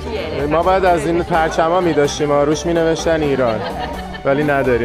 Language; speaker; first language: Persian; native; Persian